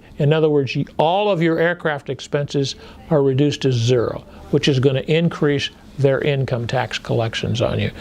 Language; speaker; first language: English; native; English